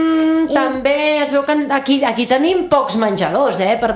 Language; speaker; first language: Catalan; native; Catalan